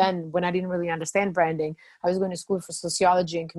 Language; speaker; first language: English; non-native, fluent; Albanian